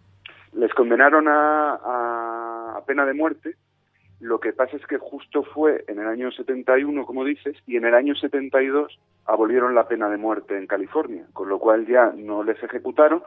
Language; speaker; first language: Spanish; native; Spanish